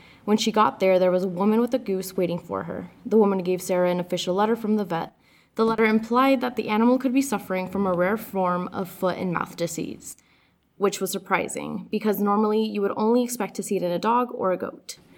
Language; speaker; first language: English; early bilingual, other home language; Spanish